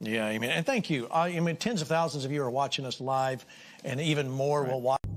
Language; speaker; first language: English; native; English